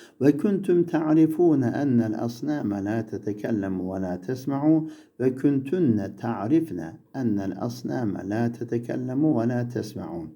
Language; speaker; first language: Arabic; non-native, fluent; Turkish